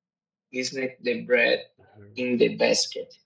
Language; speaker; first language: English; non-native, learner; Portuguese